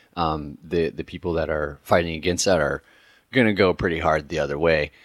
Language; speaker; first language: English; native; English